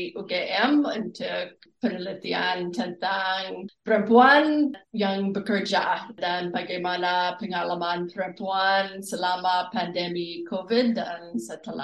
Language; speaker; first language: Indonesian; non-native, fluent; English